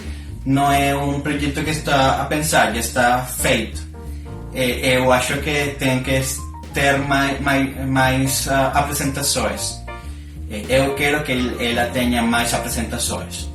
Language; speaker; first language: Portuguese; non-native, learner; Spanish